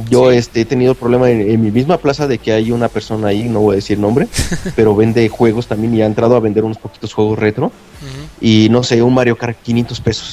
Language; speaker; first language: Spanish; native; Spanish